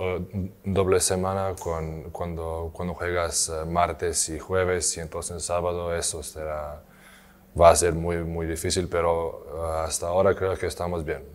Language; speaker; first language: Spanish; non-native, learner; Serbian